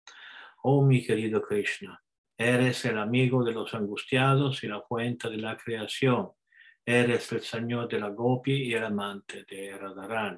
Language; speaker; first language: Spanish; non-native, fluent; Italian